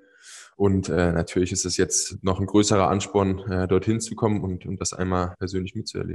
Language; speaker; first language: German; native; German